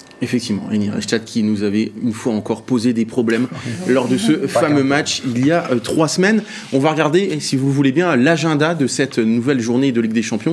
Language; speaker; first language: French; native; French